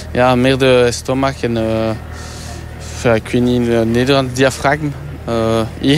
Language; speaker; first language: Dutch; non-native, learner; French